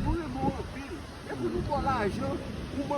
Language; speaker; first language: Portuguese; non-native, learner; Haitian Creole